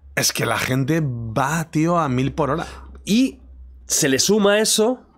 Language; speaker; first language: Spanish; native; Spanish